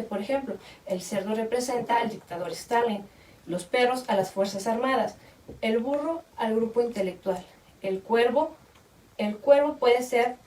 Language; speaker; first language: Spanish; native; Spanish